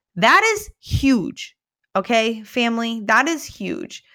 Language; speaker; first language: English; native; English